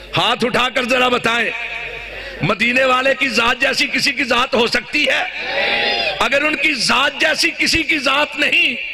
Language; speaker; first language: Urdu; non-native, local second language; Punjabi